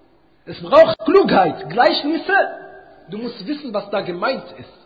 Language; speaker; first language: German; non-native, fluent; Arabic